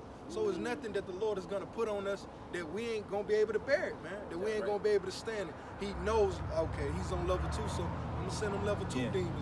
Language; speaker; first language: English; native; English